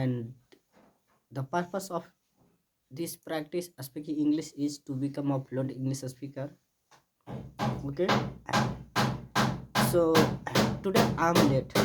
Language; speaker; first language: English; non-native, learner; Hindi